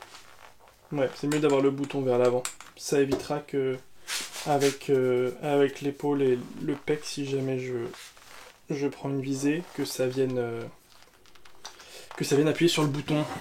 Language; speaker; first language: French; native; French